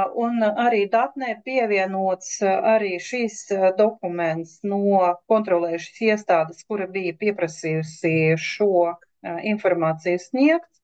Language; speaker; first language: Latvian; non-native, local second language; Russian